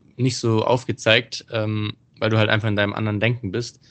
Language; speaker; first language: German; native; German